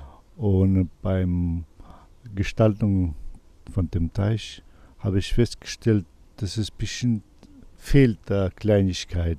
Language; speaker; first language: German; non-native, learner; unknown